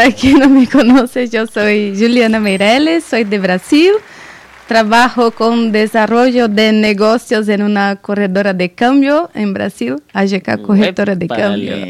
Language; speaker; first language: Spanish; non-native, learner; Portuguese